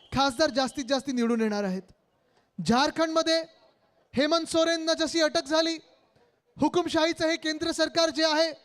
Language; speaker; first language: Marathi; native; Marathi